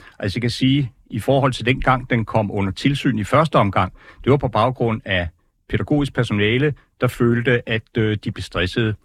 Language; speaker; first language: Danish; native; Danish